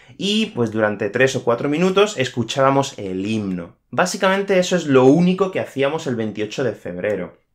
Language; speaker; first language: Spanish; native; Spanish